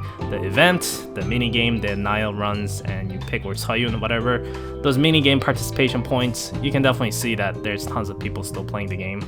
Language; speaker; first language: English; non-native, fluent; Korean